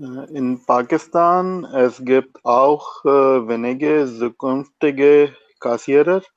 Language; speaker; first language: German; non-native, learner; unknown